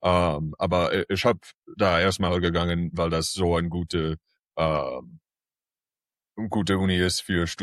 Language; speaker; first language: German; early bilingual, heritage; English